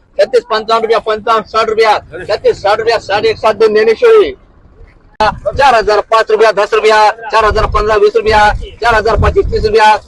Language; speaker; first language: Hindi; non-native, local second language; Marathi